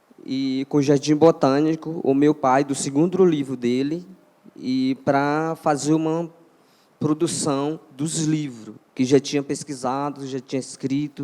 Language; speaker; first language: Portuguese; non-native, local second language; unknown